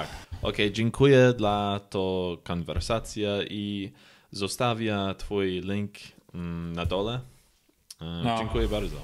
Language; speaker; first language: Polish; non-native, learner; English